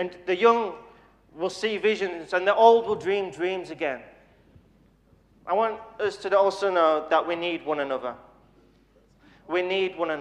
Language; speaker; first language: English; native; English